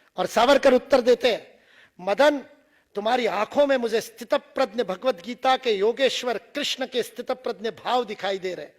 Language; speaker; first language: Hindi; non-native, local second language; Marathi